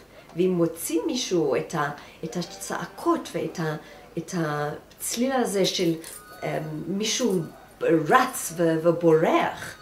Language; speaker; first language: Hebrew; non-native, fluent; English